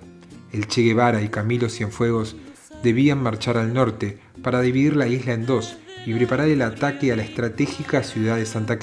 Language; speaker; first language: Spanish; native; Spanish